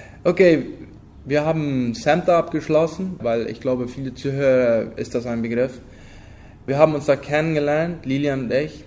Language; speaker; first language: German; non-native, local second language; Low German